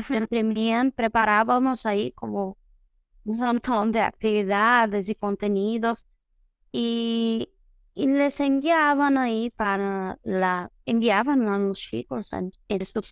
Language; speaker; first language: Spanish; non-native, fluent; Portuguese